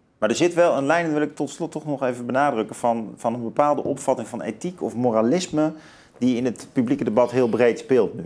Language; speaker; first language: Dutch; native; Dutch